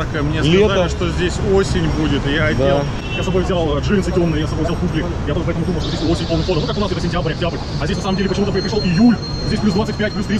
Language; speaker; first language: Russian; native; Russian